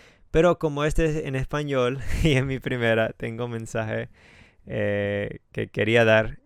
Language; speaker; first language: Spanish; non-native, fluent; English